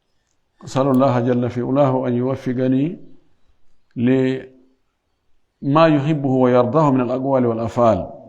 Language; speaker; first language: Arabic; non-native, fluent; Fula